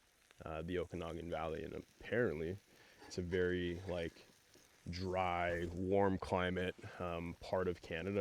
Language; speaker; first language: English; native; English